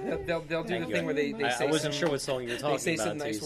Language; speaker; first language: English; native; English